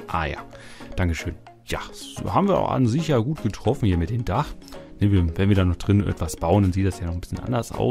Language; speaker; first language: German; native; German